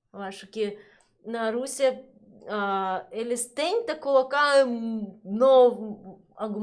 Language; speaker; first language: Portuguese; non-native, learner; Russian